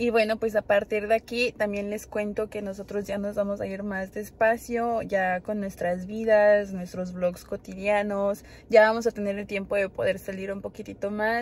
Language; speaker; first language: Spanish; native; Spanish